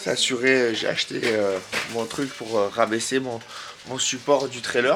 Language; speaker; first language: French; native; French